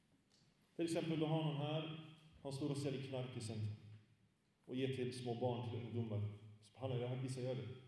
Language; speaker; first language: Swedish; early bilingual, other home language; Arabic